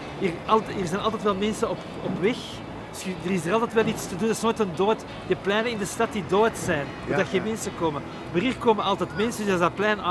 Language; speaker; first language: Dutch; native; Dutch